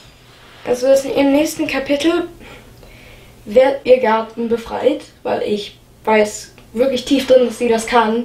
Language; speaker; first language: German; non-native, fluent; English